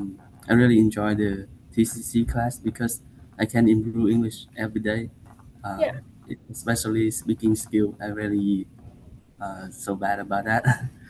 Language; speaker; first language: English; non-native, learner; Vietnamese